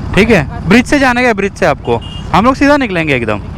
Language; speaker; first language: Hindi; non-native, local second language; Marathi